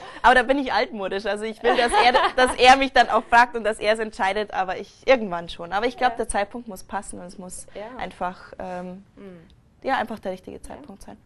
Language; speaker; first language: German; native; German